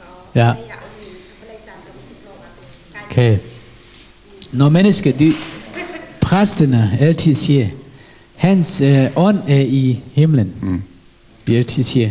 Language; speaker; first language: Danish; non-native, learner; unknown